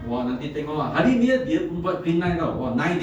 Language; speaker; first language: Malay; non-native, local second language; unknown